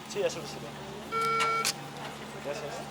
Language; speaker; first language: Spanish; non-native, learner; English